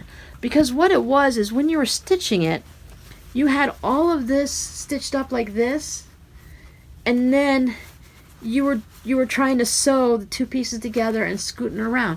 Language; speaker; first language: English; native; English